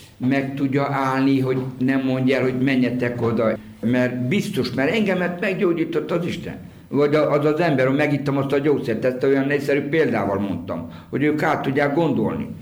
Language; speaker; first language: Hungarian; native; Hungarian